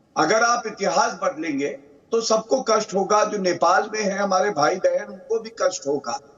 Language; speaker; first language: Hindi; native; Hindi